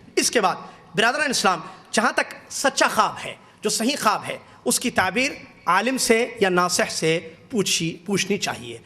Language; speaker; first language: Urdu; native; Urdu